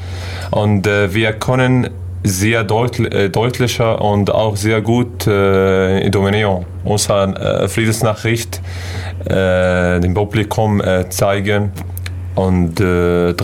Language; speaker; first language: German; non-native, learner; Arabic